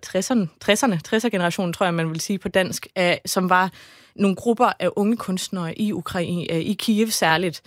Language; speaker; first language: Danish; native; Danish